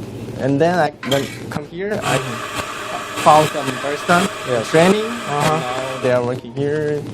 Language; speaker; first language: English; non-native, fluent; Korean